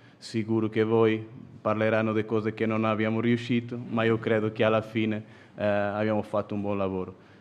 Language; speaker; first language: Italian; non-native, fluent; Portuguese